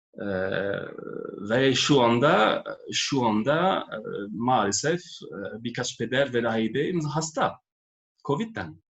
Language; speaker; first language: Turkish; non-native, fluent; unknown